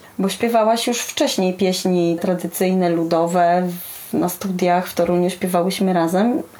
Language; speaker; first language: Polish; native; Polish